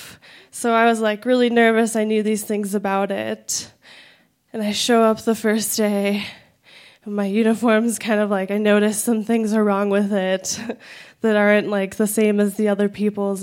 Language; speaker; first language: English; native; English